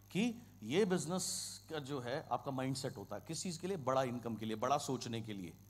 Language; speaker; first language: Hindi; non-native, local second language; Kannada